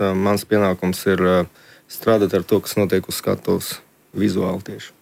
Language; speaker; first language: Latvian; early bilingual, other home language; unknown